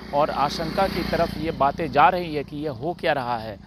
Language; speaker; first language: Hindi; native; Hindi